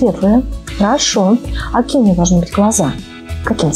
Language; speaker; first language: Russian; native; Russian